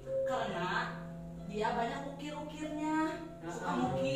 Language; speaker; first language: Indonesian; non-native, local second language; Sundanese